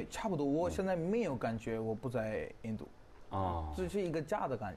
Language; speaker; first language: Chinese; non-native, learner; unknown